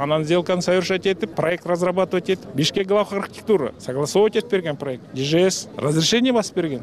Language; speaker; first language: Russian; non-native, local second language; Kyrgyz